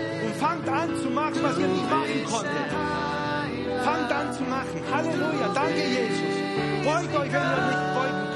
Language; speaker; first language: German; non-native, fluent; Spanish